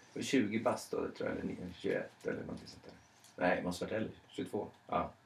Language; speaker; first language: Swedish; native; Swedish